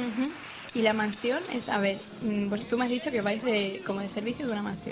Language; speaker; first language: Spanish; native; Spanish